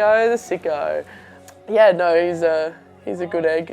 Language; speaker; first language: English; native; English